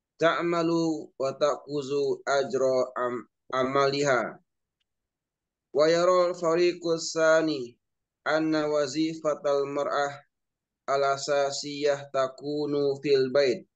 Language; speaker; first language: Arabic; non-native, learner; Indonesian